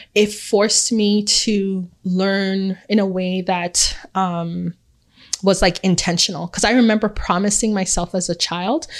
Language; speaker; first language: English; early bilingual, other home language; Akan